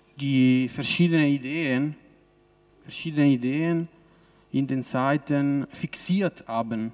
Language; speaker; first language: German; non-native, local second language; Italian